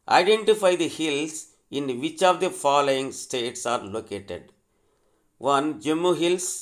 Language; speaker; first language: English; non-native, local second language; Telugu